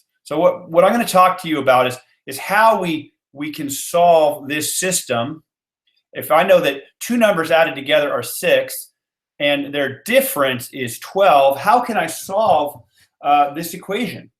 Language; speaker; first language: English; native; English